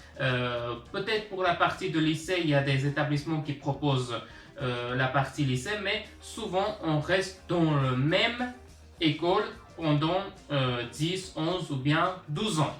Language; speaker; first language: French; early bilingual, other home language; Armenian